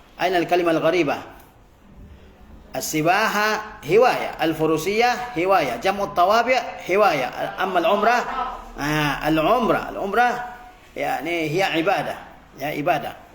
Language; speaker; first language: Arabic; non-native, fluent; Indonesian